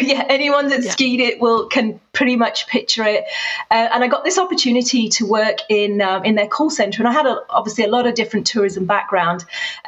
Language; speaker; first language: English; native; English